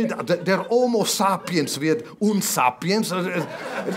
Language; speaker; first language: German; non-native, fluent; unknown